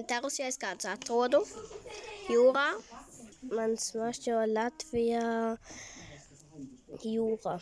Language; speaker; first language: Latvian; early bilingual, heritage; Latvian